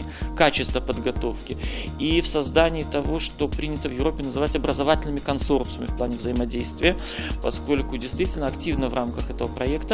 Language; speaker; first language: Russian; native; Russian